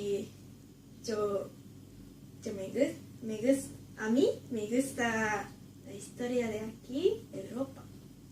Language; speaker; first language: Spanish; non-native, learner; Japanese